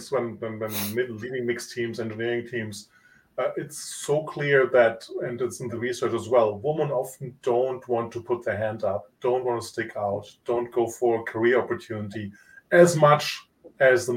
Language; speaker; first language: English; non-native, fluent; Italian